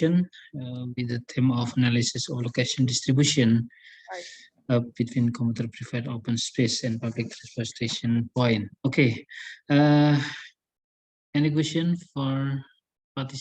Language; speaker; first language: English; non-native, learner; Indonesian